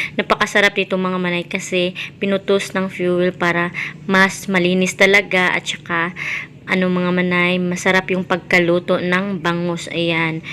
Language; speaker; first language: Filipino; non-native, local second language; Cebuano